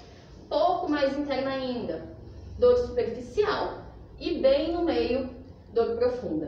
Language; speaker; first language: Portuguese; native; Portuguese